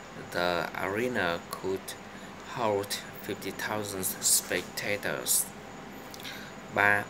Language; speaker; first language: English; non-native, learner; Vietnamese